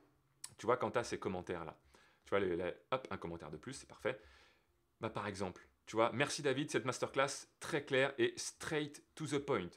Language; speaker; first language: French; native; French